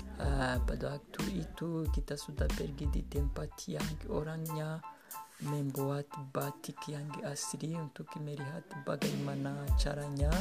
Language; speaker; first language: Indonesian; non-native, learner; Kinyarwanda